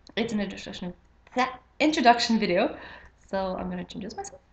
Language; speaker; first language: English; non-native, fluent; French